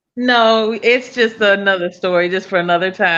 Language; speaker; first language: English; native; English